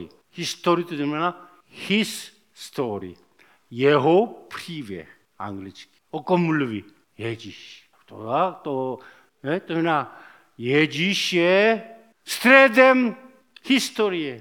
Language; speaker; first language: Czech; non-native, learner; Korean